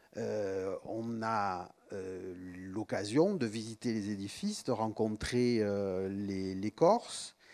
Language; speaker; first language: French; native; French